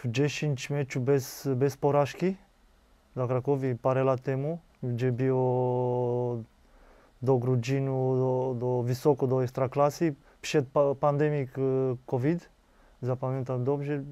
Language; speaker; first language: Polish; non-native, learner; Romanian